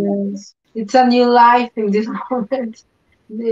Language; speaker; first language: English; non-native, learner; Spanish